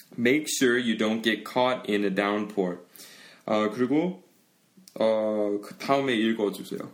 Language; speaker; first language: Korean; early bilingual, heritage; Korean